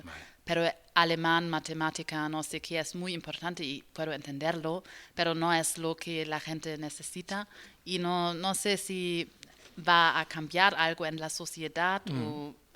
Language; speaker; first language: Spanish; non-native, learner; German